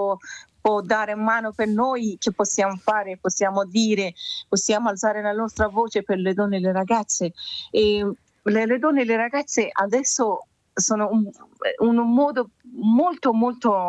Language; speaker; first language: Italian; non-native, learner; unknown